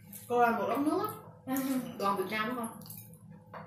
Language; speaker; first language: Russian; non-native, learner; Vietnamese